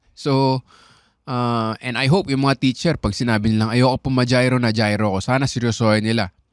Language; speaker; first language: Filipino; native; Filipino